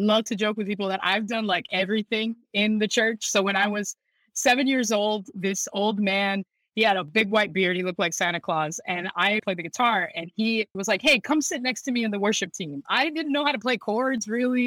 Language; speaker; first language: English; native; English